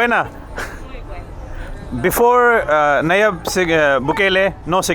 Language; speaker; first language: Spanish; non-native, learner; Hindi